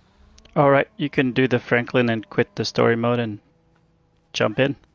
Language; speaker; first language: English; native; English